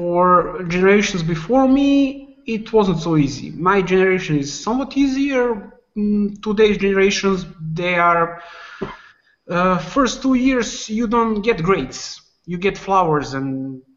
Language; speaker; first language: English; non-native, fluent; Serbian